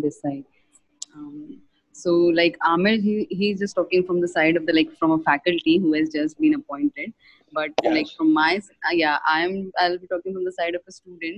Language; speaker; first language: English; non-native, local second language; Hindi